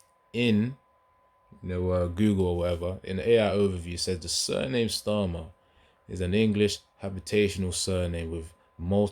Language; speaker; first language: English; native; English